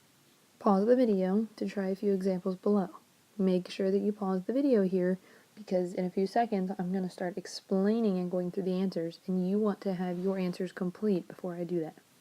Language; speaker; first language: English; native; English